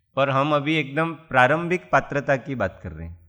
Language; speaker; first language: Hindi; non-native, local second language; Gujarati